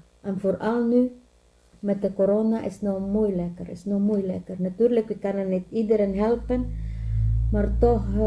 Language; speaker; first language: Dutch; non-native, learner; Filipino